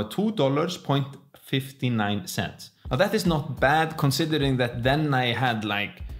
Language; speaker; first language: English; non-native, fluent; Icelandic